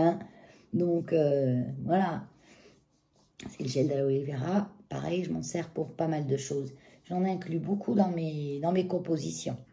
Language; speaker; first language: French; native; French